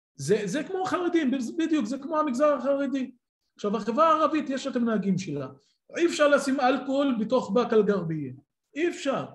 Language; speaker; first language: Hebrew; non-native, local second language; Arabic